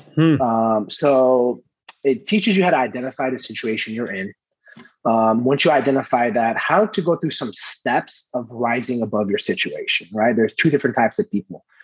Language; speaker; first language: English; early bilingual, other home language; Persian